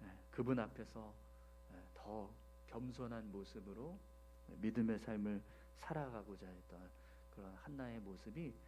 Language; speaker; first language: Korean; native; Korean